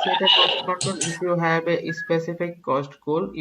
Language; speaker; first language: English; non-native, local second language; Bangla